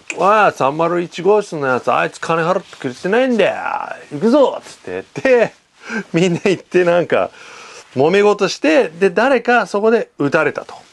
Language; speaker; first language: Japanese; non-native, fluent; English